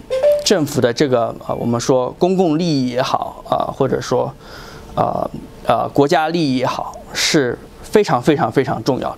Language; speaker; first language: Chinese; native; Chinese